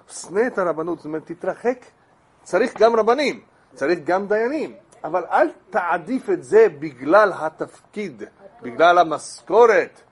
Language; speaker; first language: Hebrew; non-native, fluent; English